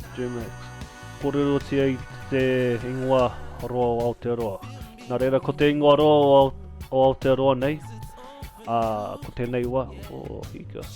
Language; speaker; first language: Māori; non-native, local second language; English